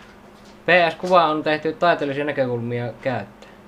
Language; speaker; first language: Finnish; native; Finnish